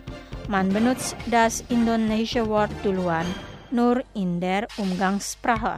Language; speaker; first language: German; non-native, fluent; Indonesian